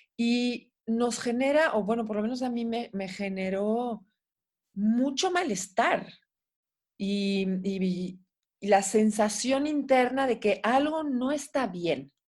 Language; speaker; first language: Spanish; non-native, fluent; French